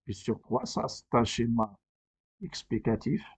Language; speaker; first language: French; non-native, local second language; Arabic